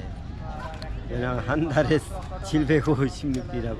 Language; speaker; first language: Korean; non-native, fluent; Hindi